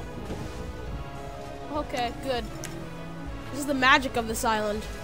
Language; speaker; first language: English; native; English